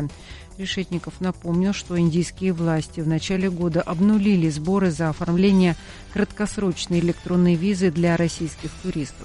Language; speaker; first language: Russian; native; Russian